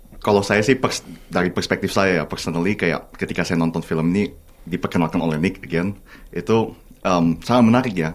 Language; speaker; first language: Indonesian; native; Indonesian